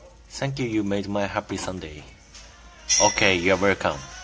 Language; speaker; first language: English; non-native, learner; Japanese